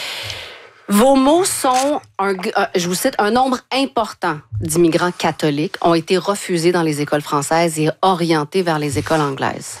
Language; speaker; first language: French; native; French